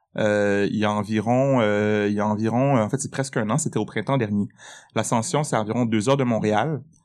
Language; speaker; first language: French; native; French